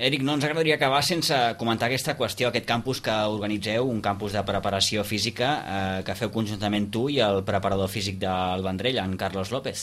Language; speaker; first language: Catalan; native; Catalan